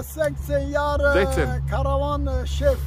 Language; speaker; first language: German; non-native, learner; Turkish